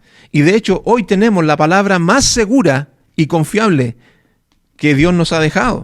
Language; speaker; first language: Spanish; native; Spanish